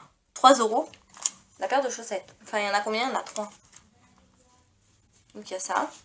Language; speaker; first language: French; native; French